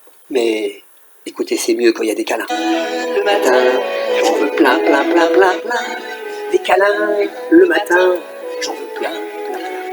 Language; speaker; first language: French; native; French